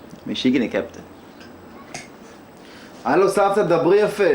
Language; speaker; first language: Hebrew; native; Hebrew